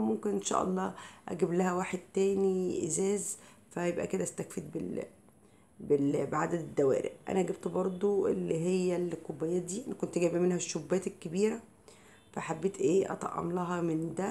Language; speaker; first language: Arabic; native; Arabic